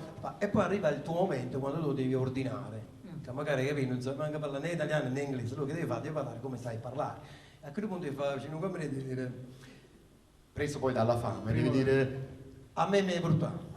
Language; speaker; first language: Italian; native; Italian